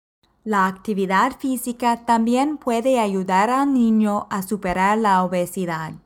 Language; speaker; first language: Spanish; non-native, fluent; English